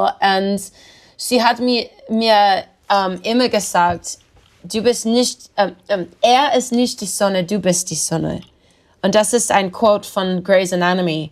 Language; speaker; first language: German; non-native, learner; English